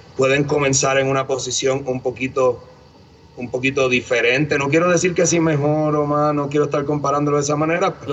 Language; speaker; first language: Spanish; native; Spanish